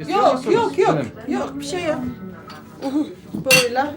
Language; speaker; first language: Turkish; non-native, learner; Armenian